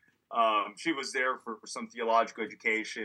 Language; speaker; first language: English; native; English